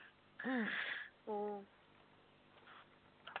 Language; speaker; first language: Chinese; non-native, learner; Korean